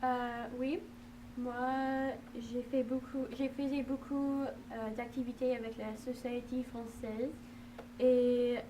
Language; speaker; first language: French; non-native, learner; English